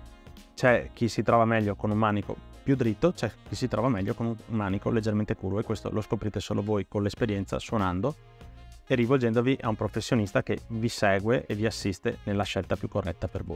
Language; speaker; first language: Italian; native; Italian